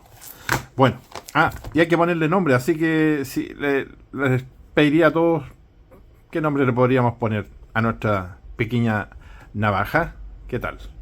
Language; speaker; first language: Spanish; native; Spanish